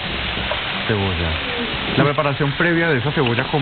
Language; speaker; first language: Spanish; native; Spanish